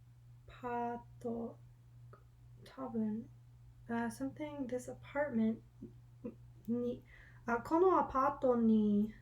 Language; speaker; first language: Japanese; non-native, learner; English